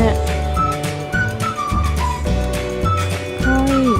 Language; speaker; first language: Japanese; native; Japanese